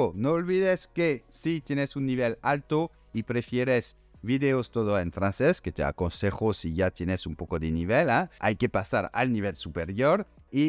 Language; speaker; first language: Spanish; non-native, fluent; French